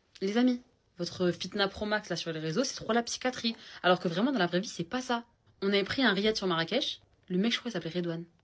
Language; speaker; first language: French; early bilingual, other home language; Arabic